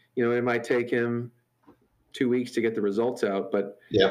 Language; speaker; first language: English; native; English